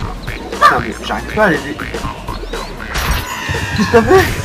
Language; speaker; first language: French; native; French